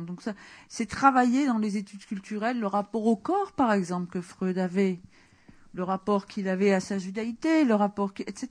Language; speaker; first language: French; native; French